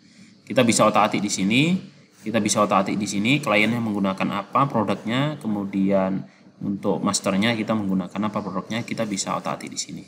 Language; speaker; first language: Indonesian; native; Indonesian